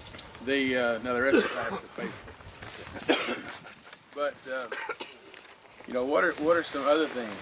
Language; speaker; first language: English; native; English